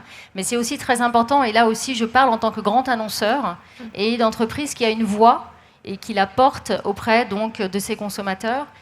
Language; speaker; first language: French; native; French